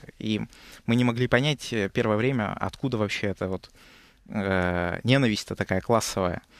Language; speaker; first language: Russian; native; Russian